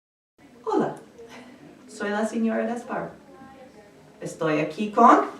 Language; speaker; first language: Spanish; non-native, fluent; English